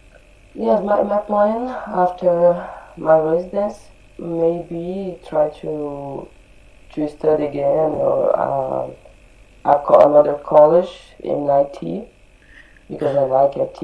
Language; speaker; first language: English; non-native, learner; Portuguese